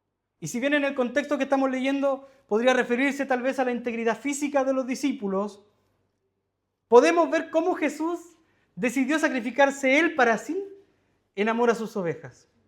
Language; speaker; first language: Spanish; native; Spanish